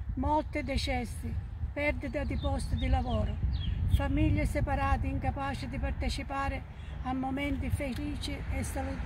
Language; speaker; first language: Italian; native; Italian